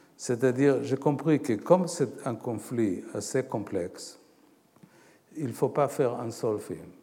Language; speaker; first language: French; non-native, fluent; Hebrew